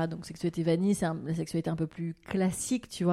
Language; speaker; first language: French; native; French